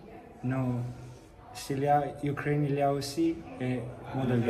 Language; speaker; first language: French; non-native, learner; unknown